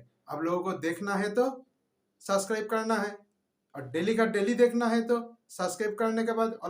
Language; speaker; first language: Hindi; non-native, local second language; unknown